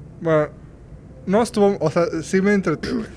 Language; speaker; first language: Spanish; native; Spanish